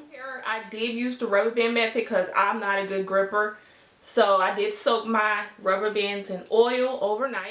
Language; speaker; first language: English; native; English